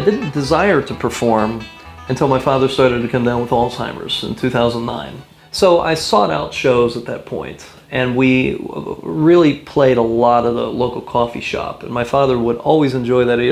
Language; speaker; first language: English; native; English